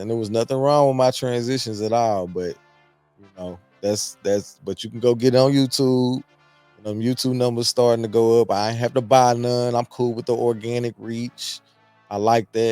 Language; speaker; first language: English; native; English